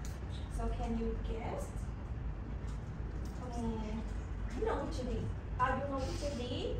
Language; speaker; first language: English; non-native, learner; Vietnamese